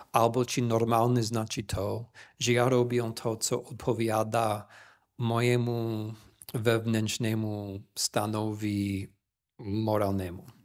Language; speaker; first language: Polish; non-native, fluent; English